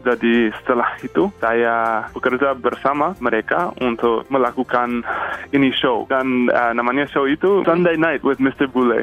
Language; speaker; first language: Indonesian; non-native, fluent; English